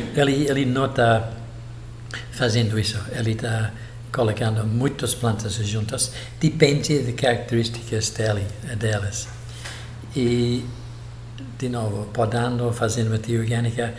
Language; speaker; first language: Portuguese; non-native, fluent; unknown